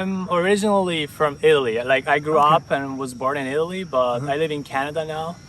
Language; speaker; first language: English; non-native, fluent; Italian